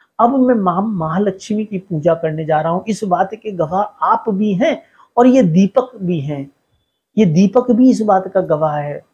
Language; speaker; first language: Hindi; native; Hindi